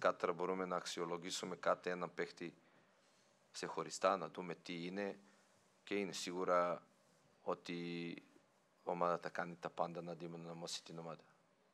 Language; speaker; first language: Greek; non-native, fluent; Serbian